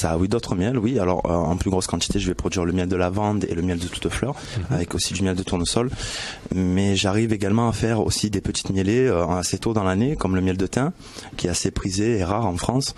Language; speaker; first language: French; native; French